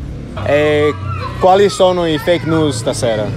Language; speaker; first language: Italian; non-native, fluent; English